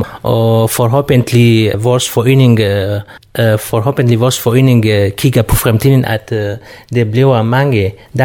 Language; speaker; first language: Danish; non-native, fluent; Kurdish